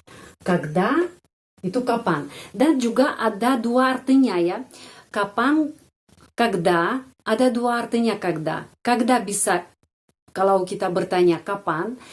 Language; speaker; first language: Indonesian; non-native, fluent; Russian